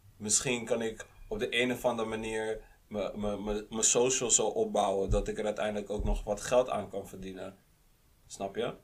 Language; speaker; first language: Dutch; native; Dutch